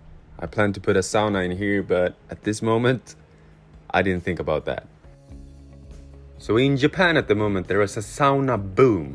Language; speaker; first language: English; non-native, fluent; Swedish